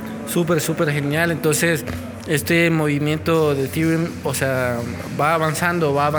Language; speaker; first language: Spanish; native; Spanish